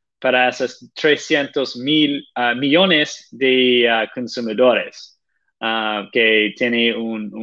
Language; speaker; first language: Spanish; non-native, fluent; Portuguese